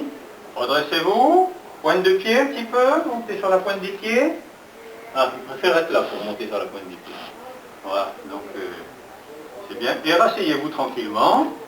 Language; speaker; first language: French; native; French